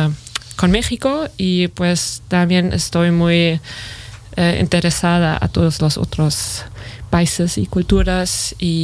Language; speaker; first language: Spanish; non-native, fluent; German